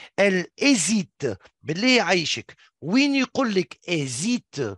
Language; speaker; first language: French; non-native, local second language; Arabic